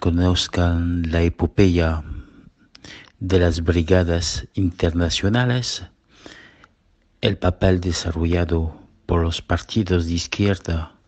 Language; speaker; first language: Spanish; early bilingual, heritage; Spanish